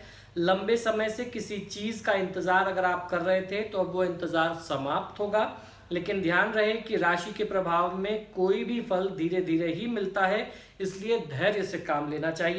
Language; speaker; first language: Hindi; native; Hindi